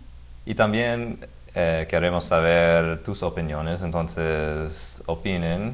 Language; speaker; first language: Spanish; non-native, fluent; English